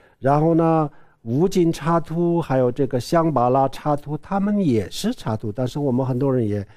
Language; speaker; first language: Chinese; non-native, local second language; Tibetan